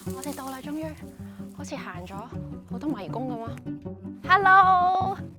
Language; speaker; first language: Cantonese; native; Cantonese